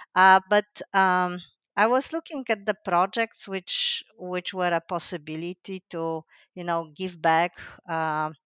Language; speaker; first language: English; non-native, fluent; Polish